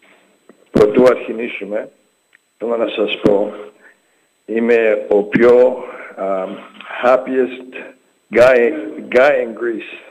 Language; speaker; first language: Greek; early bilingual, heritage; English